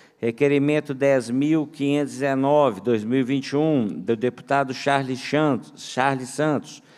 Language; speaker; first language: Portuguese; native; Portuguese